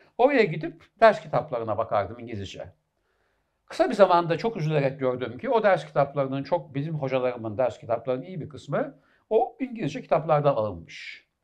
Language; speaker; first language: Turkish; native; Turkish